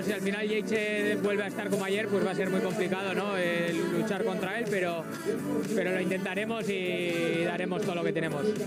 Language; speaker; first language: Spanish; native; Spanish